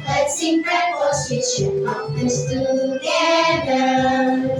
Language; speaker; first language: English; non-native, learner; Indonesian